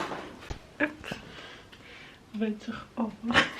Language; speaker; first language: French; native; French